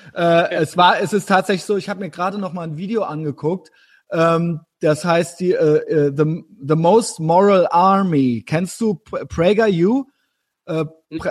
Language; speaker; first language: German; native; German